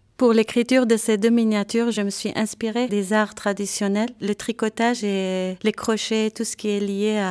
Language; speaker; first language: French; non-native, local second language; Armenian